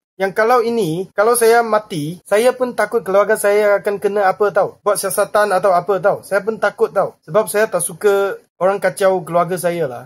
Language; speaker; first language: Malay; non-native, local second language; Chinese